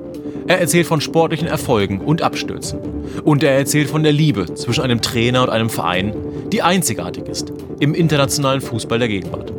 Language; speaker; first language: German; native; German